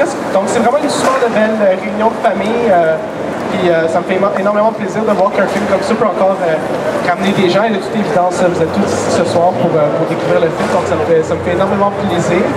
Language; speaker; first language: French; native; French